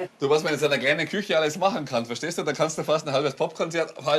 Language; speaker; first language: German; native; German